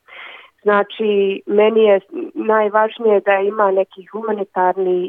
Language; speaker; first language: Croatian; early bilingual, other home language; Bosnian